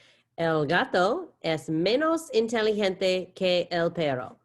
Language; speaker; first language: Spanish; non-native, fluent; English